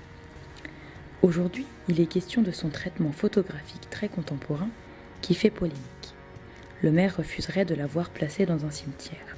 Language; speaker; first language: French; native; French